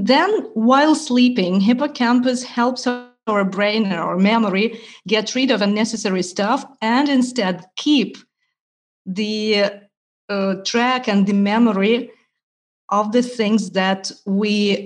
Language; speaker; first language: English; non-native, fluent; Russian